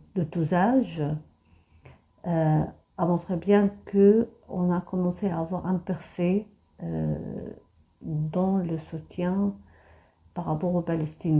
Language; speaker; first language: French; non-native, fluent; Arabic